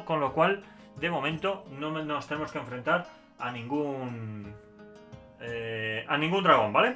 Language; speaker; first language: Spanish; native; Spanish